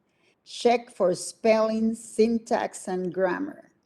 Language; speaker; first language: English; non-native, fluent; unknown